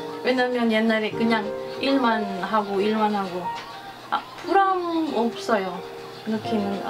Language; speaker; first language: Korean; non-native, learner; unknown